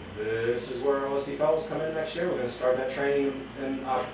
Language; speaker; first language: English; non-native, fluent; Polish